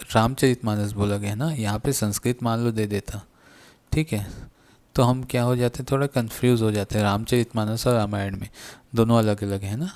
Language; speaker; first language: Hindi; native; Hindi